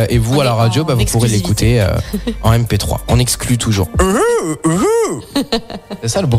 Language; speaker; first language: French; native; French